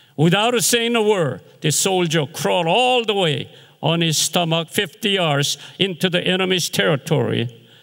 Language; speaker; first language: English; non-native, fluent; Korean